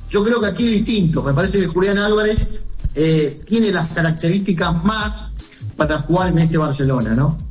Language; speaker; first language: Spanish; native; Spanish